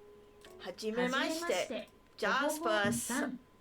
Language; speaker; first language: Japanese; non-native, learner; English